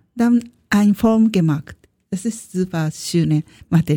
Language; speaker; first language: German; non-native, learner; Japanese